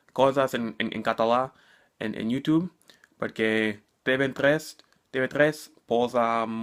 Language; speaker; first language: Catalan; non-native, learner; English